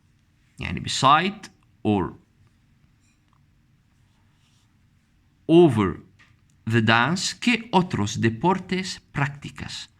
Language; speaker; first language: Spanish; non-native, fluent; Arabic